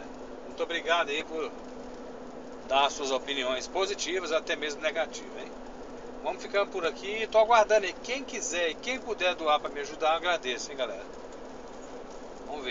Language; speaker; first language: Portuguese; native; Portuguese